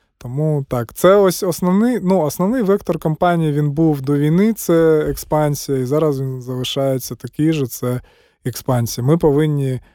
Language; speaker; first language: Ukrainian; non-native, local second language; Russian